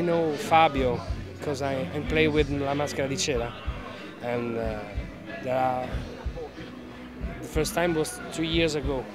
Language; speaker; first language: English; non-native, learner; Italian